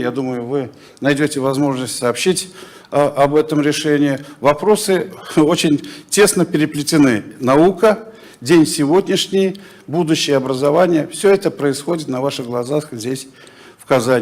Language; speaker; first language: Russian; native; Russian